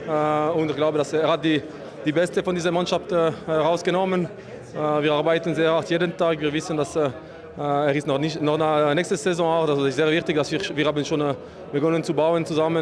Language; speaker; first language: German; non-native, learner; French